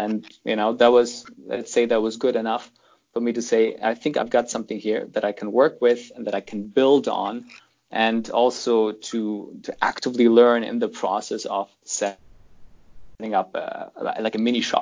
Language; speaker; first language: English; non-native, fluent; German